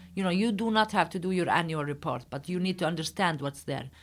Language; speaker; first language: English; non-native, fluent; Arabic